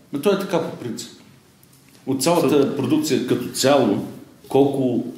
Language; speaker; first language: Bulgarian; native; Bulgarian